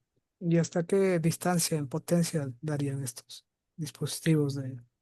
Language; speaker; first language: Spanish; native; Spanish